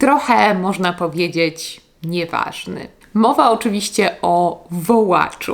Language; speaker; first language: Polish; native; Polish